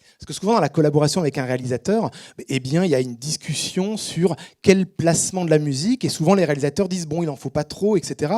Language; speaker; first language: French; native; French